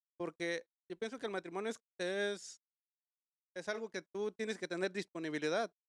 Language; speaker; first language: Spanish; native; Spanish